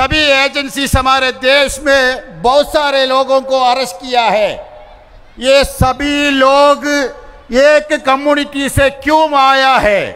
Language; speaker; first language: Hindi; non-native, local second language; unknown